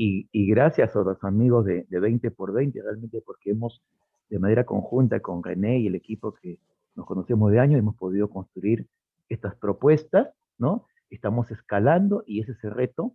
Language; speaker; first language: Spanish; native; Spanish